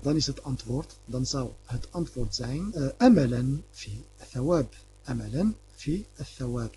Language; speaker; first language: Dutch; non-native, fluent; Arabic